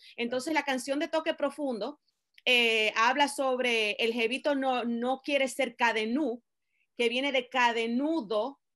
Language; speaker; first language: Spanish; native; Spanish